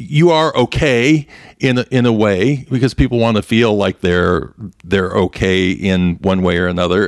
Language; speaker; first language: English; native; English